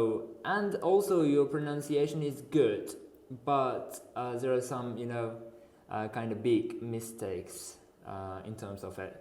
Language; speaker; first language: English; non-native, fluent; Uzbek